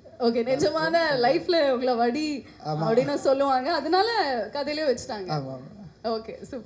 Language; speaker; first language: Tamil; native; Tamil